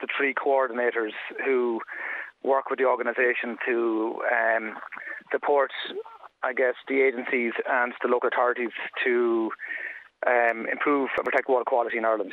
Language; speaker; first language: English; native; English